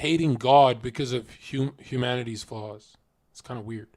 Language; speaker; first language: English; native; English